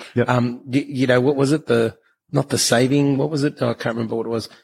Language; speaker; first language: English; native; English